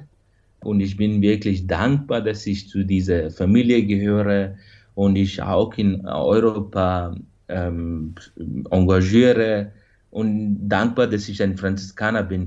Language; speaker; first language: German; non-native, fluent; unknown